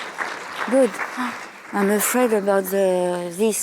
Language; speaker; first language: English; non-native, fluent; French